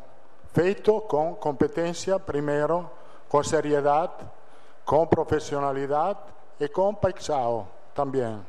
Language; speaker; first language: Portuguese; non-native, fluent; Italian